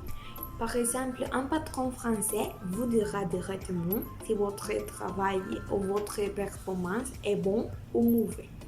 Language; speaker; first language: French; non-native, learner; Spanish